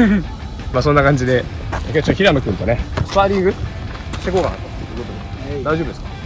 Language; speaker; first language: Japanese; native; Japanese